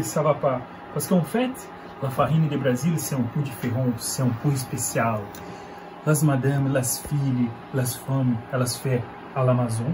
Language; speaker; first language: French; non-native, learner; Portuguese